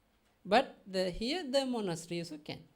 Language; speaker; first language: English; non-native, learner; Sinhala